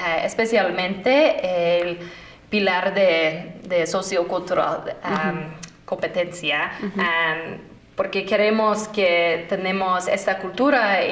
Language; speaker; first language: Spanish; non-native, fluent; English